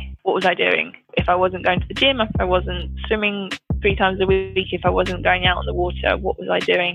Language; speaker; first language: English; native; English